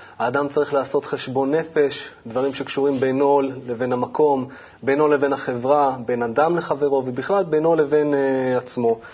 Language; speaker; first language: Hebrew; native; Hebrew